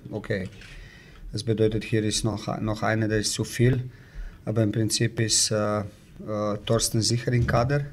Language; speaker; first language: German; non-native, fluent; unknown